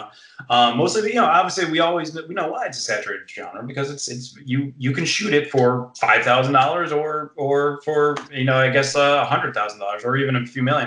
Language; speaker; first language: English; native; English